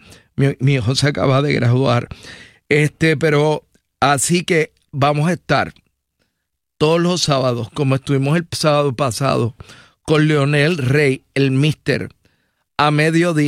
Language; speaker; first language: Spanish; native; Spanish